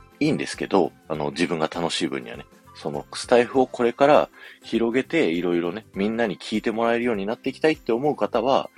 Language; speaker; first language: Japanese; native; Japanese